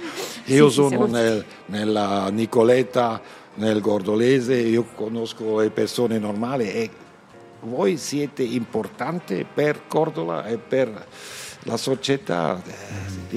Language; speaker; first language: Italian; non-native, learner; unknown